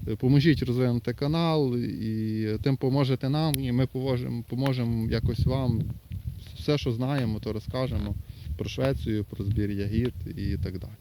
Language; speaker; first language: Ukrainian; native; Ukrainian